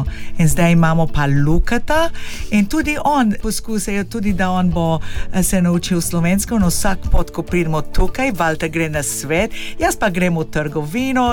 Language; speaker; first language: Slovenian; early bilingual, heritage; Slovenian